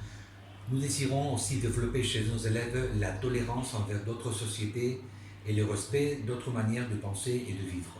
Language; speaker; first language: French; non-native, fluent; Spanish